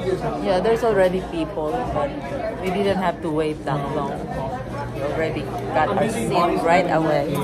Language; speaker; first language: English; non-native, learner; Filipino